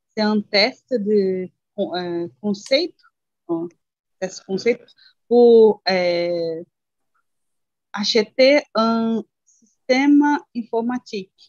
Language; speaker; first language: French; non-native, learner; Portuguese